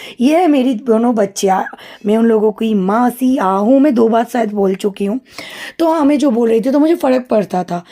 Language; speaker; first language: Hindi; non-native, local second language; Bangla